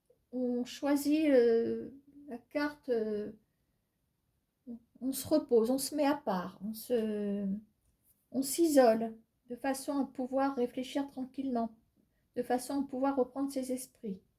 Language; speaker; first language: French; native; French